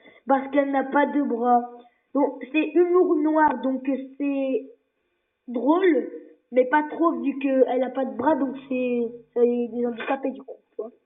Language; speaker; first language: French; native; French